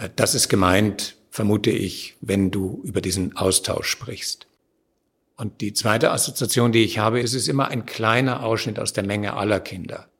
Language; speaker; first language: German; native; German